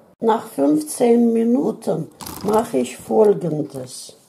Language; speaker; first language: German; non-native, fluent; Russian